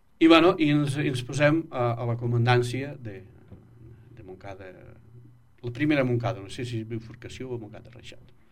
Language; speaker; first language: Catalan; native; Catalan